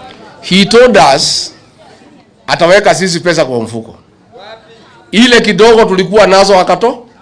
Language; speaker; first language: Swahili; non-native, local second language; Kikuyu